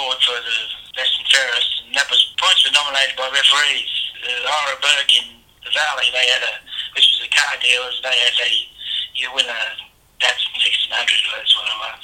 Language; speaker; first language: English; native; English